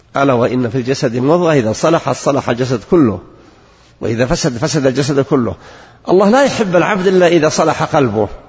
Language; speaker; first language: Arabic; native; Arabic